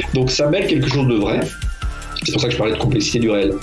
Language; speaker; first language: French; native; French